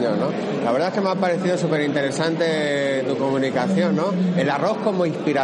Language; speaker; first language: Spanish; native; Spanish